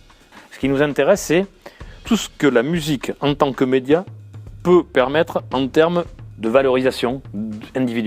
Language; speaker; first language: French; native; French